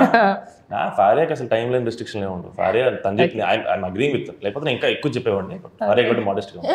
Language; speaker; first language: Telugu; native; Telugu